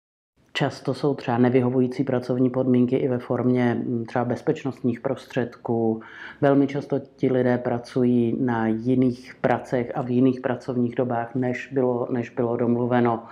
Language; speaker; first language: Czech; native; Czech